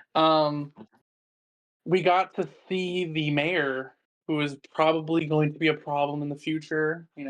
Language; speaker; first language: English; native; English